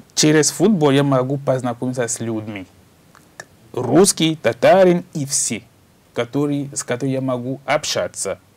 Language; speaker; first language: Russian; non-native, learner; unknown